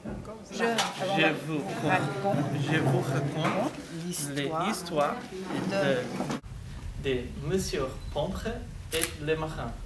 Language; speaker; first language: French; non-native, learner; Portuguese